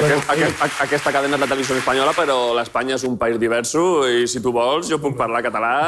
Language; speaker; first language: Catalan; non-native, local second language; Spanish